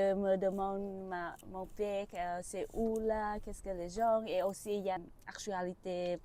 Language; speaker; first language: French; non-native, learner; Vietnamese